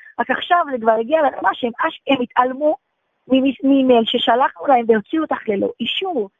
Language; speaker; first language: Hebrew; native; Hebrew